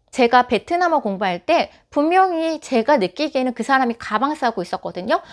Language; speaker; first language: Korean; native; Korean